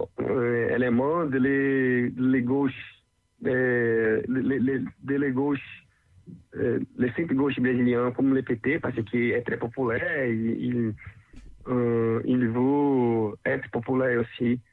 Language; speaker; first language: French; non-native, learner; Portuguese